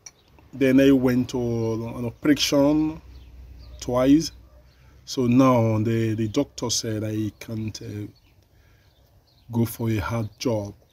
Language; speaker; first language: English; non-native, learner; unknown